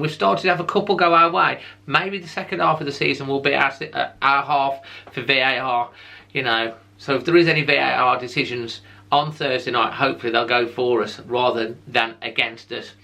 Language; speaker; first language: English; native; English